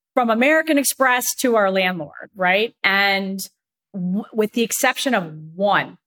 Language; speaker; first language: English; native; English